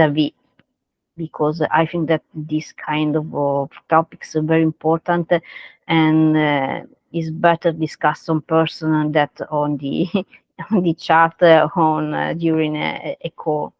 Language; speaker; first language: English; non-native, learner; Italian